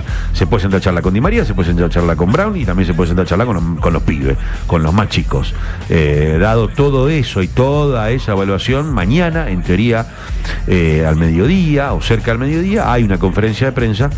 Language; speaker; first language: Spanish; native; Spanish